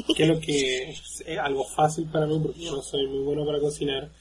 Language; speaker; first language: Spanish; native; Spanish